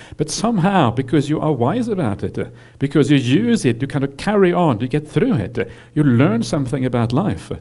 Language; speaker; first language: English; non-native, fluent; Norwegian